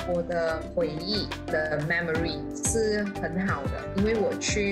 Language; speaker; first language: Chinese; non-native, learner; English